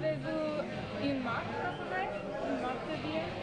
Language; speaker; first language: French; non-native, learner; English